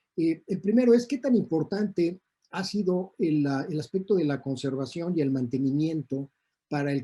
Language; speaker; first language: Spanish; native; Spanish